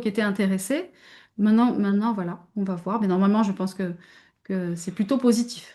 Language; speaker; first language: French; native; French